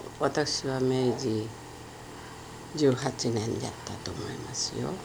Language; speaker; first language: Japanese; native; Japanese